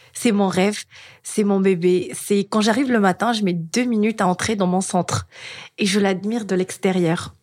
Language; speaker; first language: French; non-native, local second language; Arabic